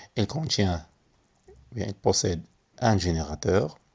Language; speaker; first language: French; non-native, local second language; Arabic